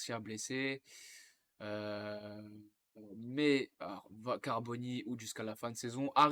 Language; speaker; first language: French; native; French